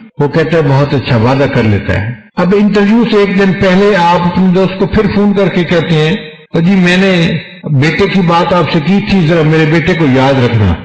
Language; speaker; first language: Urdu; non-native, local second language; Punjabi